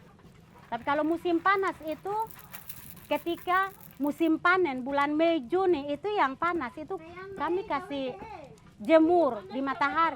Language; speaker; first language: Indonesian; non-native, local second language; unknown